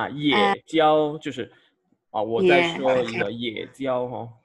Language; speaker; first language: Chinese; non-native, fluent; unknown